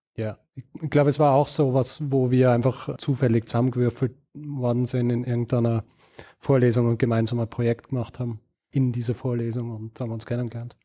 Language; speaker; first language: German; native; German